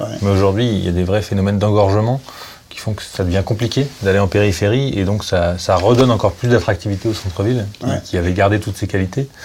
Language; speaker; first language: French; native; French